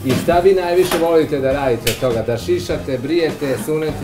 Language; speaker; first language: Serbian; native; Serbian